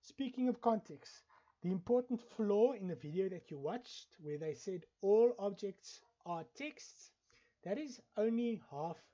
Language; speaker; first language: English; non-native, local second language; Afrikaans